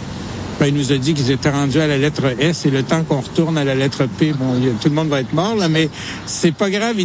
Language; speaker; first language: French; native; French